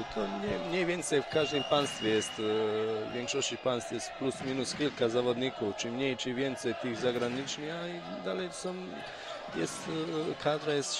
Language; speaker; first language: Polish; non-native, fluent; Bosnian